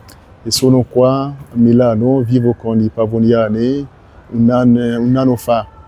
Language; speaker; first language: Italian; non-native, learner; French